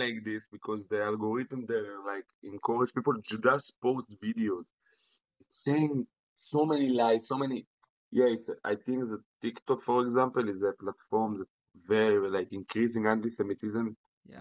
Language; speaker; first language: English; non-native, fluent; Hebrew